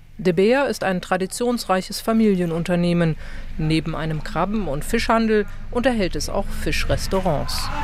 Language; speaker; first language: German; native; German